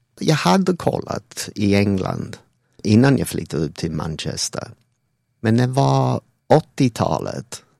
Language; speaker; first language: Swedish; non-native, fluent; English